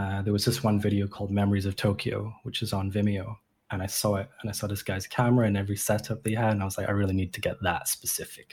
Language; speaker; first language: English; native; English